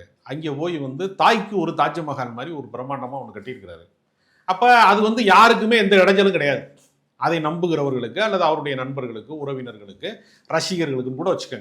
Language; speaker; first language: Tamil; native; Tamil